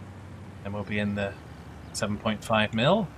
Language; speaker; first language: English; native; English